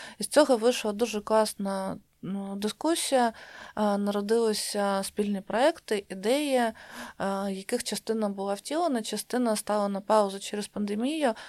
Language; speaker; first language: Ukrainian; non-native, local second language; Russian